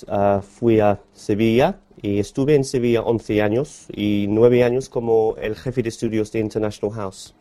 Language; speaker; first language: Spanish; non-native, fluent; English